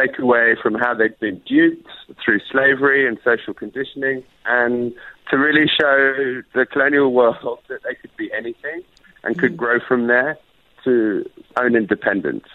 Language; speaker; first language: English; native; English